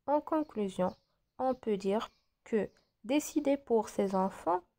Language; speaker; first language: French; non-native, local second language; Arabic